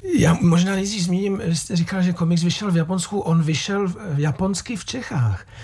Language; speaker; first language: Czech; native; Czech